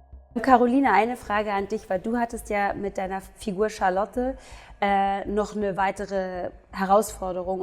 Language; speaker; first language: German; native; German